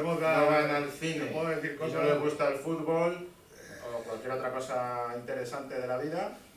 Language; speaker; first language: Spanish; native; Spanish